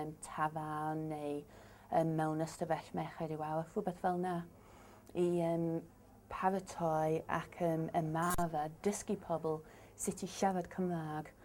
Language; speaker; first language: Welsh; non-native, learner; English